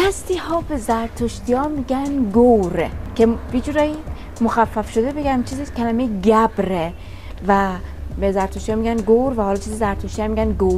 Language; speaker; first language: Persian; native; Persian